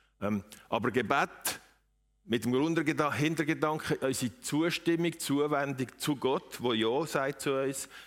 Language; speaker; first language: German; native; German